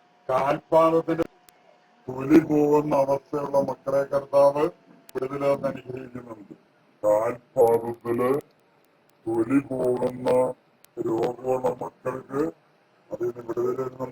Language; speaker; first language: Malayalam; native; Malayalam